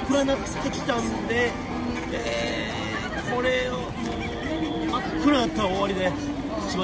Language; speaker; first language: Japanese; native; Japanese